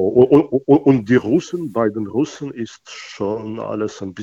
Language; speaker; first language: German; non-native, fluent; Russian